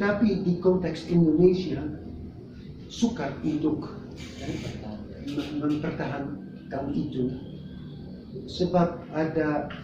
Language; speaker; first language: Indonesian; non-native, fluent; Dutch